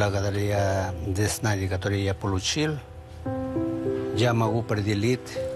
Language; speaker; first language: Russian; non-native, fluent; Spanish